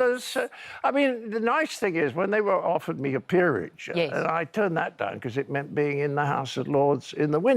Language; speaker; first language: English; native; English